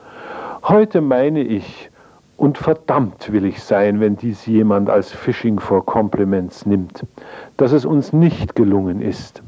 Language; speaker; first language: German; native; German